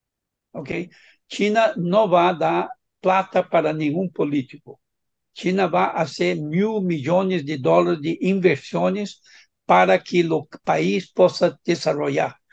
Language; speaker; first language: Spanish; non-native, fluent; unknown